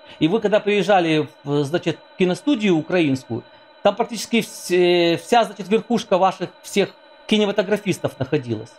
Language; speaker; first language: Russian; native; Russian